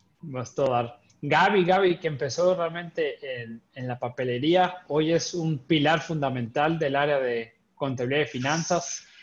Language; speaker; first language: Spanish; native; Spanish